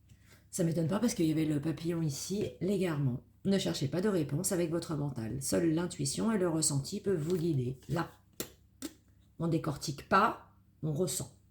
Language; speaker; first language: French; native; French